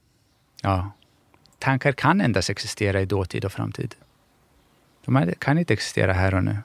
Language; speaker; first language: Swedish; early bilingual, other home language; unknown